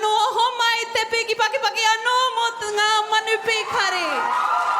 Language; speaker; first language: Māori; non-native, local second language; English